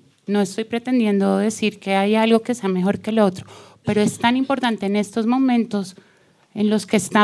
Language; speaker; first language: Spanish; native; Spanish